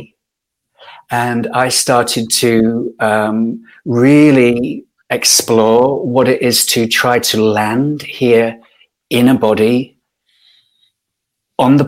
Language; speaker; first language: English; native; English